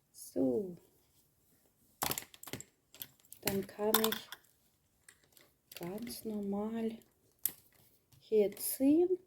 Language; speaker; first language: German; non-native, learner; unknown